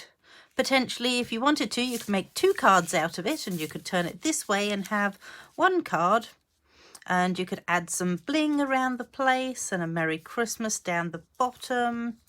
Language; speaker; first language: English; native; English